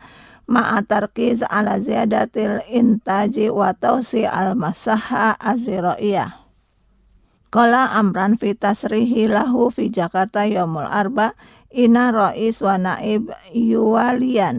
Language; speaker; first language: Arabic; non-native, learner; Indonesian